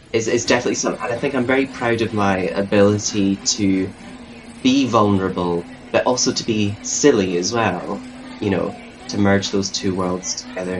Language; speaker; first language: English; native; English